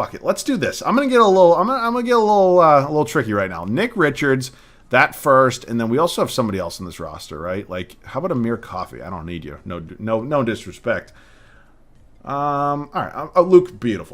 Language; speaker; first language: English; native; English